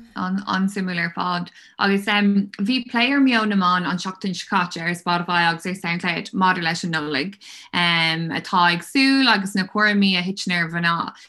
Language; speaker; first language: Irish; non-native, local second language; English